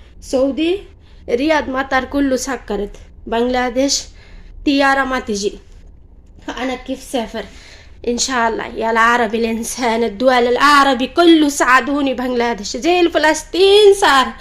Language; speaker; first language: Arabic; non-native, learner; Bangla